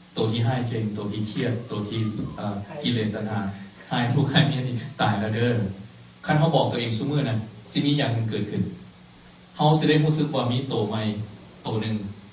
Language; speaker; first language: Thai; non-native, local second language; Lao